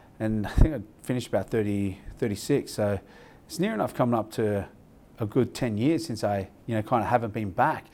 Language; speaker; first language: English; native; English